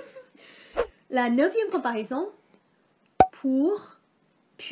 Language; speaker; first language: French; non-native, fluent; Thai